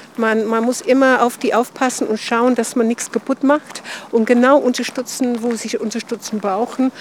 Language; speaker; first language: German; non-native, fluent; English